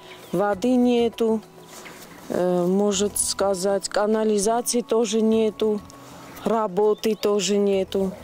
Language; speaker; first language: Russian; non-native, local second language; Armenian